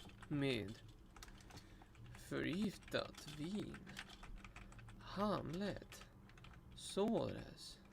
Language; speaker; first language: Swedish; non-native, learner; Russian